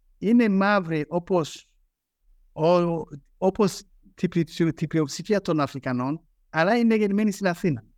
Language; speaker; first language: Greek; non-native, fluent; Rundi